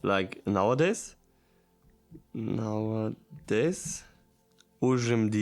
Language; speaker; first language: Portuguese; non-native, learner; German